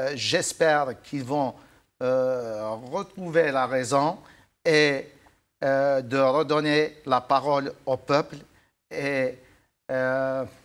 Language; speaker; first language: French; non-native, local second language; Arabic